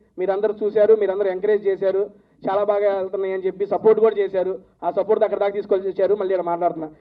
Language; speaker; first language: Telugu; native; Telugu